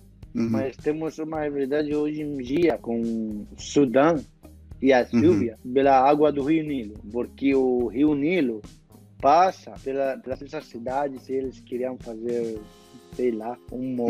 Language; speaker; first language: Portuguese; non-native, fluent; Arabic